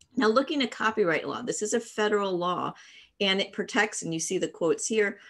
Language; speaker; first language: English; native; English